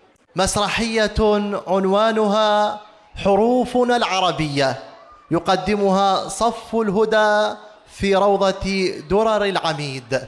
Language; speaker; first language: Arabic; native; Arabic